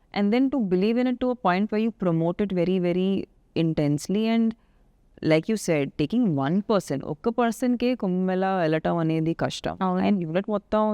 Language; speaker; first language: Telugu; non-native, local second language; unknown